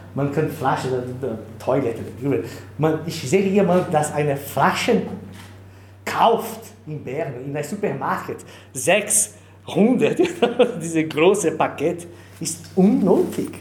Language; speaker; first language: German; non-native, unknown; Portuguese